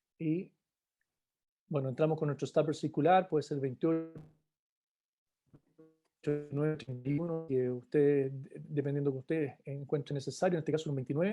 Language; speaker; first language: Spanish; native; Spanish